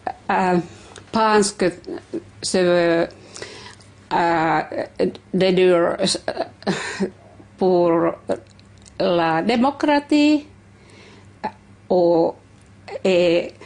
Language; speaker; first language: French; non-native, learner; Finnish